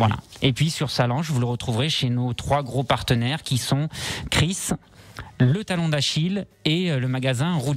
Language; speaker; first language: French; native; French